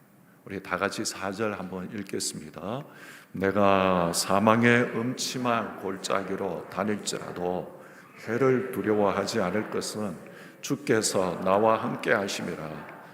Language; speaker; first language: Korean; native; Korean